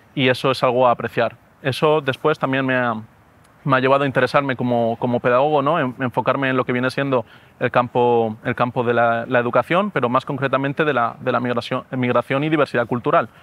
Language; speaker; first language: Spanish; native; Spanish